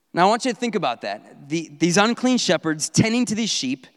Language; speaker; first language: English; native; English